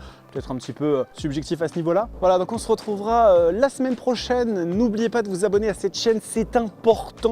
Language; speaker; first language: French; native; French